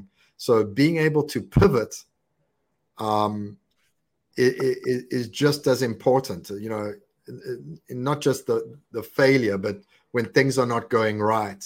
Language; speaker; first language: English; native; English